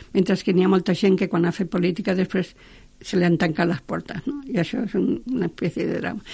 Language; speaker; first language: Catalan; non-native, local second language; Spanish